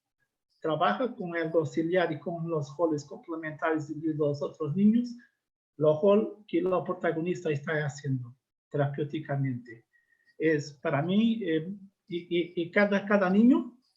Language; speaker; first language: Spanish; non-native, learner; Portuguese